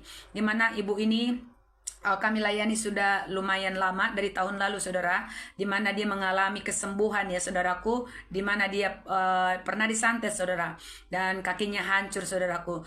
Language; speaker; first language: Malay; native; Malay